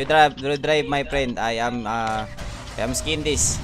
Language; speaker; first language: English; non-native, local second language; Filipino